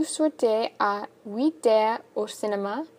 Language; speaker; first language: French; non-native, learner; English